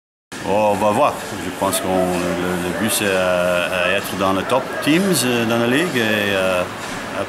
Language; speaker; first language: French; non-native, fluent; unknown